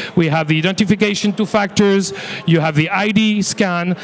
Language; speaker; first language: English; non-native, fluent; French